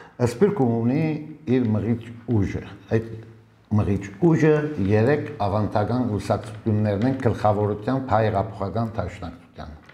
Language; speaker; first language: Armenian; early bilingual, heritage; Armenian